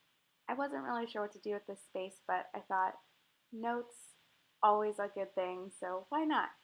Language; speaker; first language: English; native; English